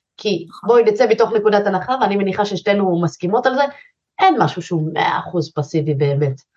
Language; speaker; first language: Hebrew; native; Hebrew